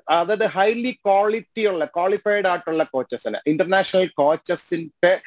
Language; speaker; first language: Malayalam; native; Malayalam